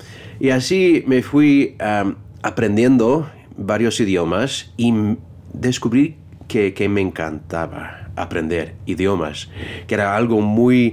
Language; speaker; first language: Spanish; non-native, fluent; English